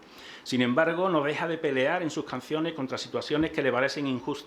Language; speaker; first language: Spanish; native; Spanish